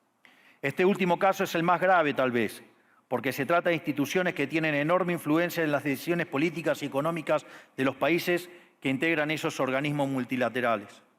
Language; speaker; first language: Spanish; native; Spanish